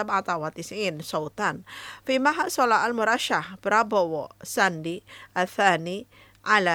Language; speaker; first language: Arabic; non-native, fluent; Indonesian